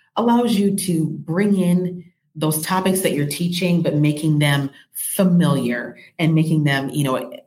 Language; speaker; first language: English; native; English